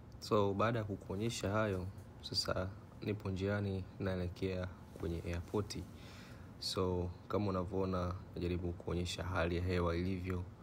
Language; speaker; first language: Swahili; native; Swahili